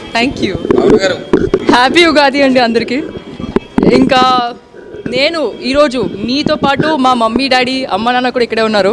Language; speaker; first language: Telugu; non-native, learner; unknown